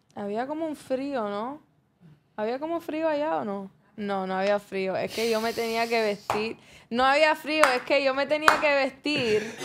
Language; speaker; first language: Spanish; early bilingual, heritage; Spanish